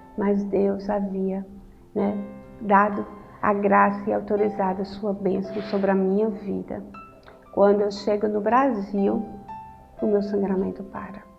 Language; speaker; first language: Portuguese; native; Portuguese